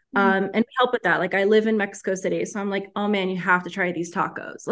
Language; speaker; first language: English; early bilingual, heritage; Spanish